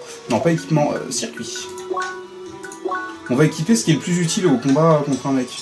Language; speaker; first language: French; native; French